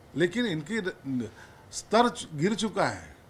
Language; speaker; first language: Hindi; non-native, local second language; Marathi